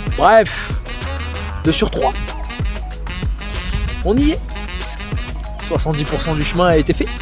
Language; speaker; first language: French; native; French